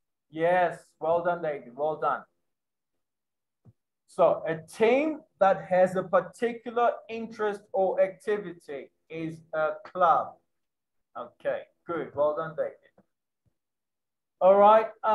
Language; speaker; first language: English; native; English